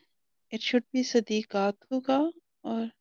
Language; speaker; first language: English; non-native, learner; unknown